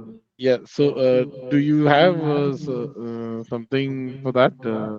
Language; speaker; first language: English; non-native, local second language; Hindi